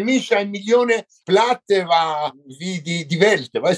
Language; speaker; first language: German; non-native, learner; Italian